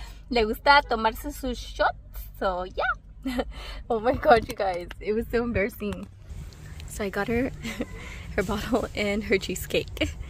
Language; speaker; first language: English; early bilingual, other home language; Spanish